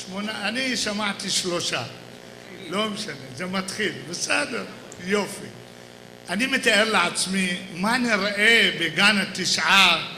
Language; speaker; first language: Hebrew; native; Hebrew